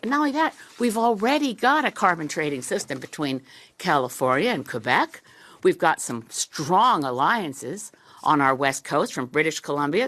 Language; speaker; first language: English; native; English